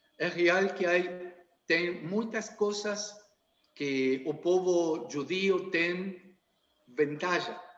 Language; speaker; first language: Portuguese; non-native, learner; Spanish